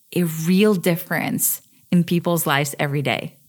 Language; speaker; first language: English; early bilingual, other home language; Russian